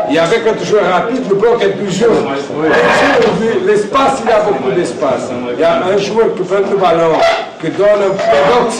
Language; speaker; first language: French; non-native, fluent; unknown